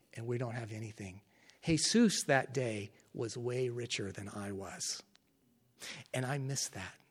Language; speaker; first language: English; native; English